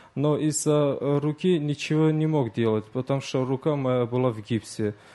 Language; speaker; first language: Russian; early bilingual, other home language; Azerbaijani